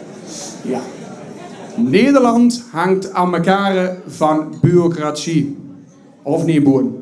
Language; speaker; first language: Dutch; native; Dutch